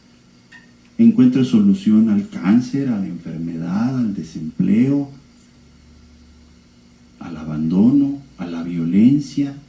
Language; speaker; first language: Spanish; native; Spanish